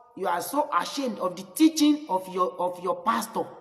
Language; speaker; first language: English; non-native, local second language; Yoruba